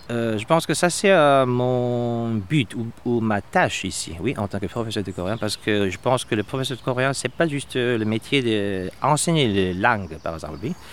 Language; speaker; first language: French; non-native, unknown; Korean